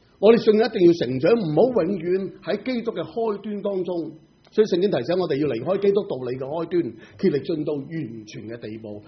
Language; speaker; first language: Chinese; non-native, local second language; Cantonese